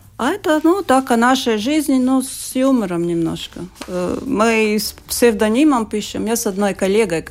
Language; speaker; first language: Russian; non-native, local second language; Latvian